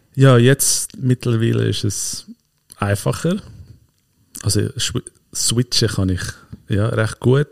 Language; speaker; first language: German; early bilingual, heritage; German